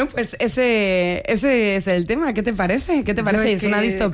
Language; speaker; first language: Spanish; native; Spanish